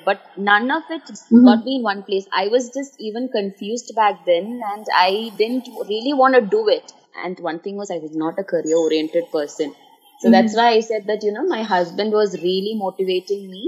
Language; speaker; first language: English; non-native, local second language; Malayalam